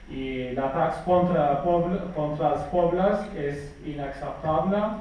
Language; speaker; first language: Catalan; non-native, fluent; Kurdish